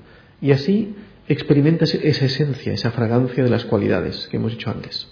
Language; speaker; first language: Spanish; native; Spanish